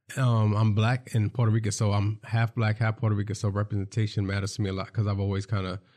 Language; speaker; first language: English; native; English